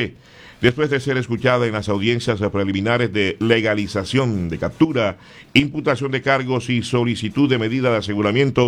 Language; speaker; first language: Spanish; native; Spanish